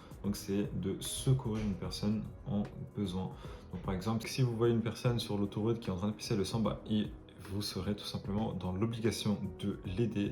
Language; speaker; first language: French; native; French